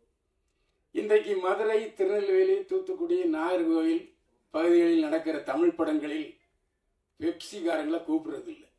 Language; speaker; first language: Tamil; native; Tamil